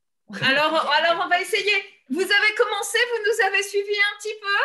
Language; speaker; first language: French; non-native, fluent; Turkish